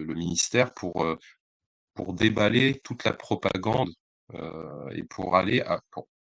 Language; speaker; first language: French; native; French